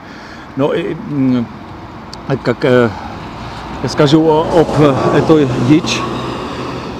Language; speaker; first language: Russian; non-native, learner; Czech